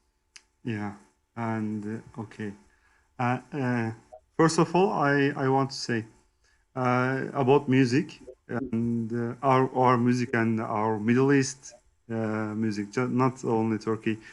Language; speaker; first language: English; non-native, learner; Turkish